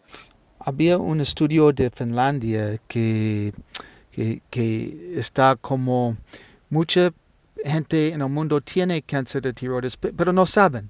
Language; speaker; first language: Spanish; non-native, learner; English